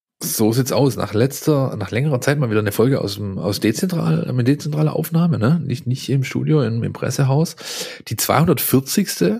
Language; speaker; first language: German; native; German